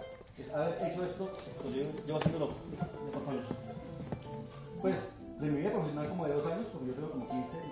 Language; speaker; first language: Spanish; native; Spanish